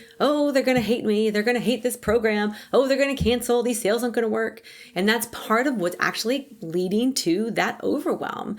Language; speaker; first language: English; native; English